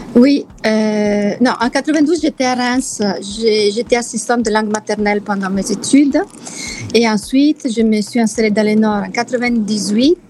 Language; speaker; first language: French; non-native, fluent; Italian